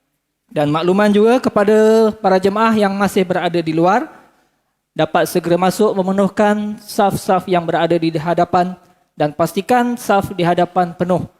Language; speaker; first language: Malay; native; Malay